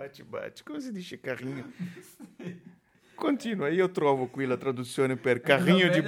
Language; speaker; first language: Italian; non-native, fluent; Portuguese